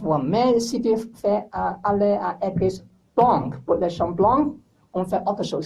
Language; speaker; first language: French; non-native, learner; English